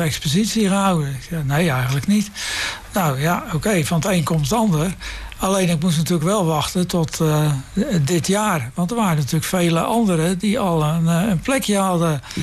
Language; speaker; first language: Dutch; native; Dutch